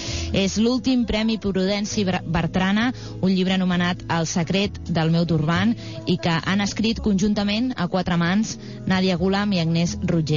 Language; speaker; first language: Catalan; native; Catalan